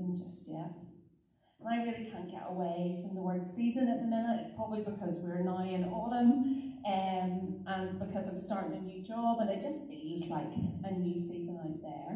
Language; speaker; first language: English; native; English